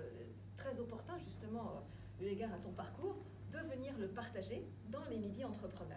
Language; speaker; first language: French; native; French